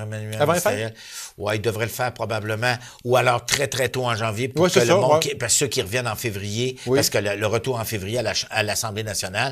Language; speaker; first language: French; native; French